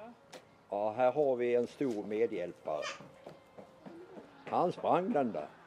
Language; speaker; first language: Swedish; native; Swedish